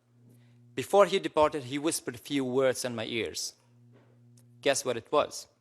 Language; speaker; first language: English; non-native, local second language; Arabic